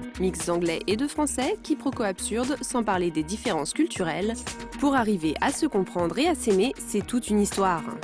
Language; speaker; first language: French; native; French